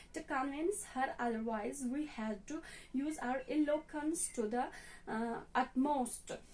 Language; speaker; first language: English; non-native, local second language; Hindi